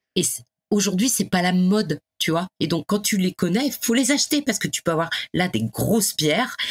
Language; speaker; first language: French; native; French